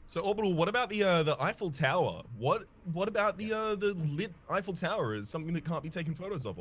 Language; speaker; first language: English; native; English